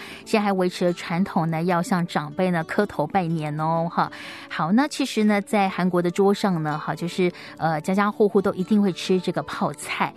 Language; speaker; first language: Chinese; native; Chinese